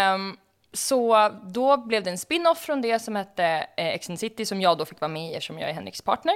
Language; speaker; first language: Swedish; native; Swedish